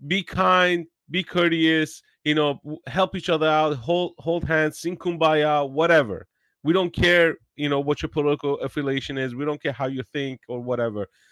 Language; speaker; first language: English; non-native, fluent; Persian